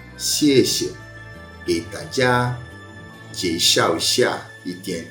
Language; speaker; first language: Chinese; non-native, learner; Portuguese